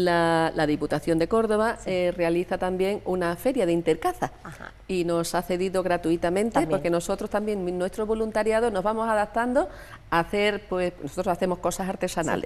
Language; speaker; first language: Spanish; native; Spanish